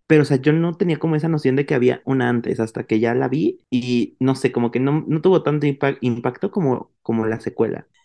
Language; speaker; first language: Spanish; native; Spanish